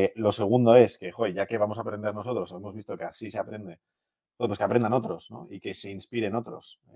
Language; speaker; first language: Spanish; native; Spanish